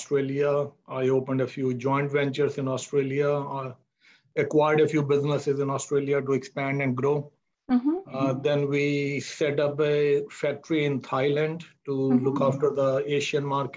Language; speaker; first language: English; non-native, local second language; Hindi